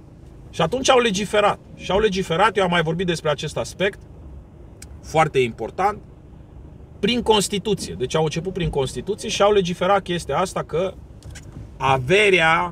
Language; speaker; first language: Romanian; native; Romanian